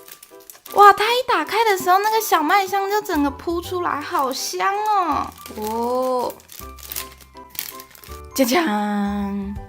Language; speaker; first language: Chinese; native; Chinese